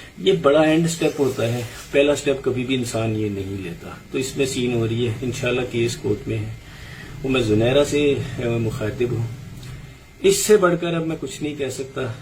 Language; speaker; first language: Urdu; native; Urdu